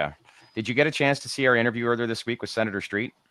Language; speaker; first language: English; native; English